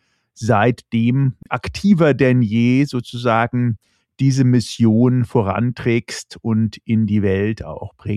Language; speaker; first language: German; native; German